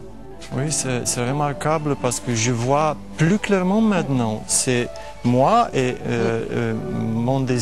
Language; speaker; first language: French; non-native, fluent; Romanian